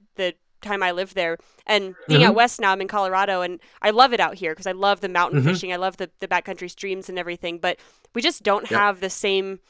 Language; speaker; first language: English; native; English